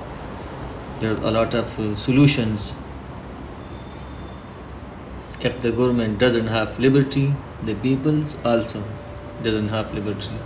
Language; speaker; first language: English; non-native, learner; Pashto